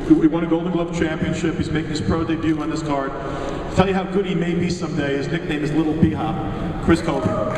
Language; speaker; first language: English; native; English